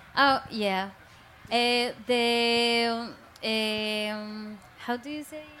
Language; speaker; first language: English; non-native, learner; Spanish